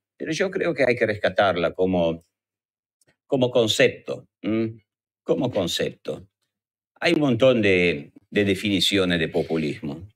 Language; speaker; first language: Spanish; non-native, fluent; Italian